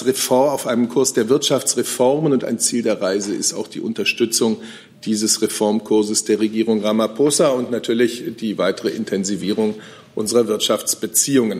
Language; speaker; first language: German; native; German